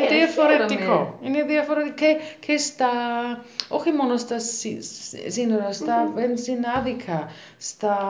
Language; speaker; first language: Greek; non-native, learner; German